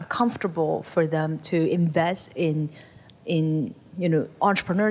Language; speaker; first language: English; non-native, local second language; Cantonese